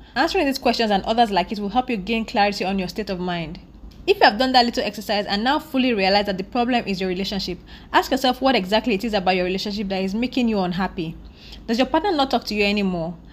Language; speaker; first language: English; non-native, local second language; Yoruba